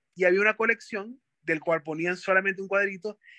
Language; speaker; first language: Spanish; native; Spanish